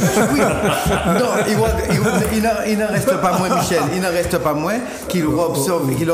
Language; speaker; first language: French; native; French